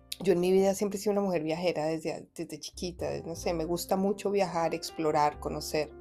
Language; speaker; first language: Spanish; native; Spanish